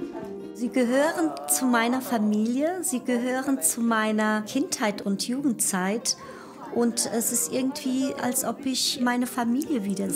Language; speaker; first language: German; early bilingual, other home language; Portuguese